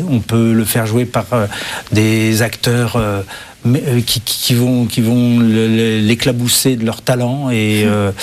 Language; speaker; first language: French; native; French